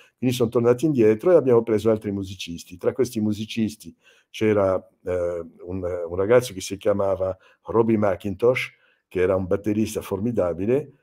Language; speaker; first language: Italian; non-native, fluent; French